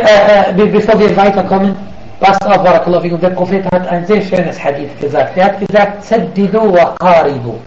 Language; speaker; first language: German; non-native, fluent; Arabic